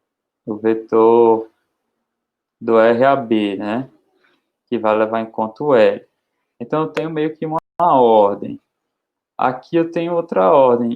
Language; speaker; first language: Portuguese; native; Portuguese